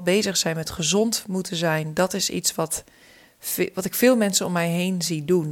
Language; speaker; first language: Dutch; native; Dutch